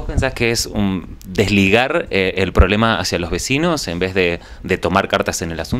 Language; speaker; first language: Spanish; native; Spanish